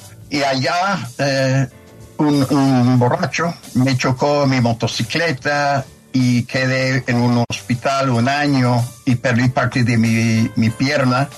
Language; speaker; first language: Spanish; non-native, fluent; English